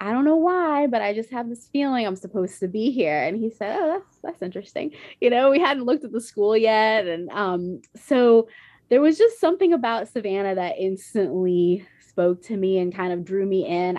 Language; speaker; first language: English; native; English